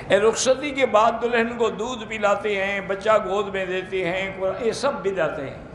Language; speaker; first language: Urdu; native; Urdu